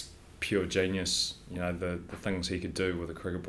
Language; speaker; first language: English; native; English